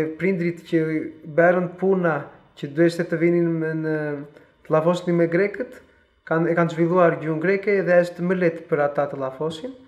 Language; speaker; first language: Albanian; early bilingual, heritage; Albanian